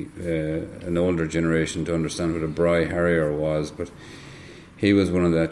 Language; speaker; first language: English; native; English